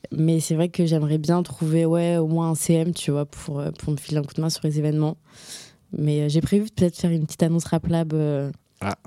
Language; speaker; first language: French; native; French